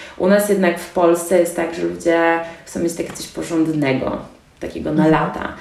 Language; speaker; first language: Polish; native; Polish